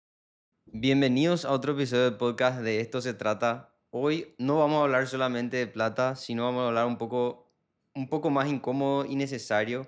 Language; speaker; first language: Spanish; native; Spanish